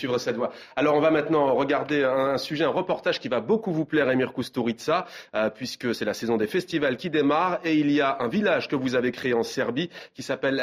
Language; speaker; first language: French; native; French